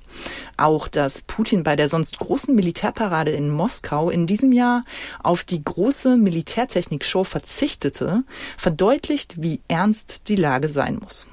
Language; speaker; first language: German; native; German